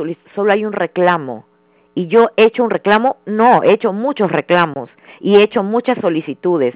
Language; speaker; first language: Spanish; native; Spanish